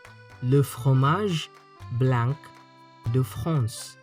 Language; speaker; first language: French; non-native, fluent; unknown